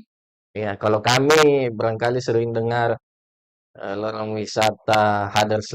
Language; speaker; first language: Indonesian; native; Indonesian